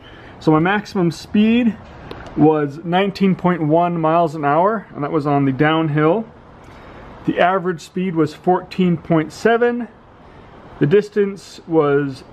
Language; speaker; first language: English; native; English